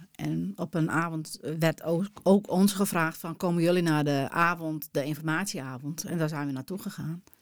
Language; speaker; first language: Dutch; non-native, local second language; Western Frisian